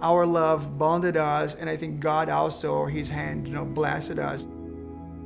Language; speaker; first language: English; non-native, fluent; Portuguese